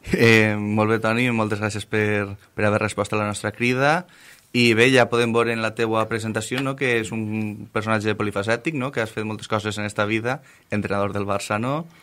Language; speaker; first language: Catalan; native; Catalan